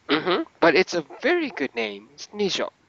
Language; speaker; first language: English; non-native, fluent; Russian